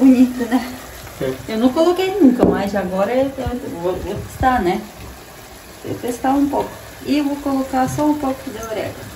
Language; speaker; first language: Portuguese; non-native, fluent; Ukrainian